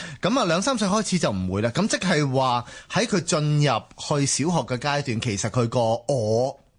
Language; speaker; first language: Cantonese; native; Cantonese